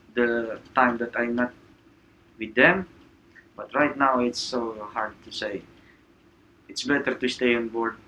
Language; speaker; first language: English; non-native, local second language; Filipino